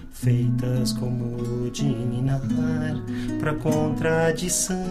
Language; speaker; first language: Portuguese; native; Portuguese